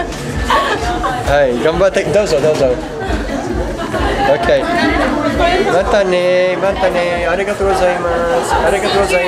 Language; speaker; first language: Japanese; non-native, learner; English